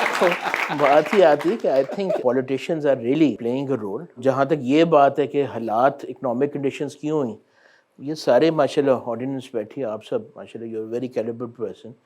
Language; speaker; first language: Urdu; non-native, local second language; Punjabi